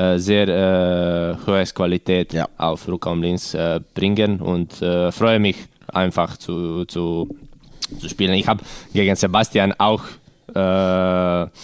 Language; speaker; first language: German; non-native, learner; Croatian